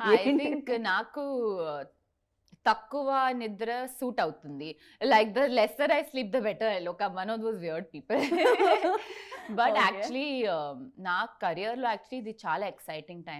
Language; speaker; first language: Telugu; non-native, learner; Tulu